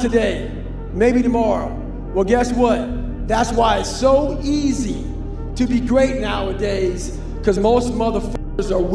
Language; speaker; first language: English; native; English